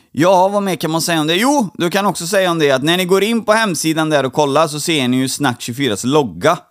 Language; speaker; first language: Swedish; native; Swedish